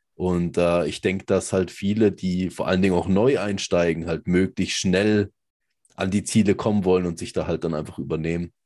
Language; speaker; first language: German; native; German